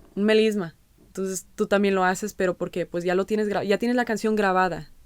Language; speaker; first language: Spanish; early bilingual, heritage; Spanish